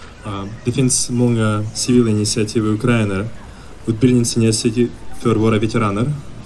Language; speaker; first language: Swedish; non-native, fluent; Ukrainian